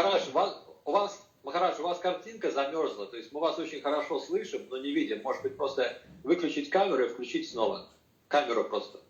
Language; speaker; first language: Russian; native; Russian